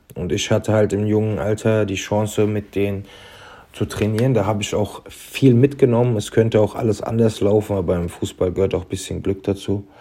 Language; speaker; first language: German; early bilingual, other home language; Turkish